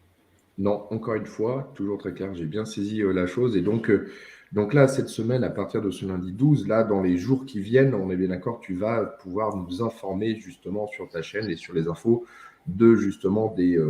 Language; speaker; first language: French; native; French